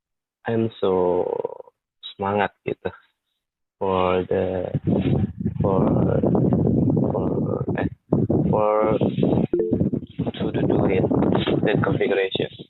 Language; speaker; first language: English; non-native, learner; Indonesian